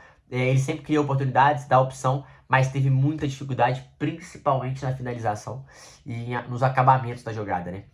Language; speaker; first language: Portuguese; native; Portuguese